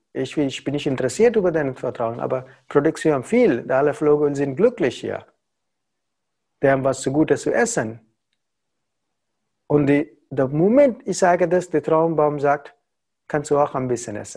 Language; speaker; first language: German; non-native, learner; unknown